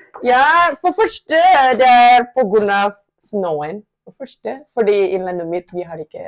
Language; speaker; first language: Norwegian; non-native, learner; Indonesian